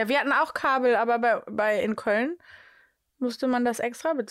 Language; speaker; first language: German; native; German